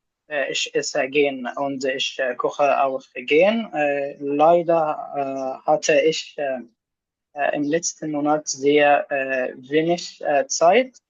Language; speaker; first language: German; non-native, learner; Arabic